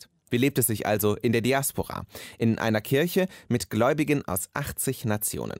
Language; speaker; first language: German; native; German